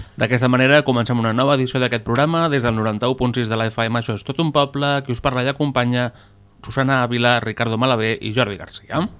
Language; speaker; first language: Catalan; native; Catalan